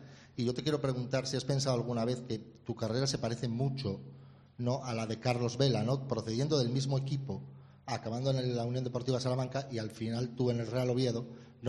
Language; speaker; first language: Spanish; native; Spanish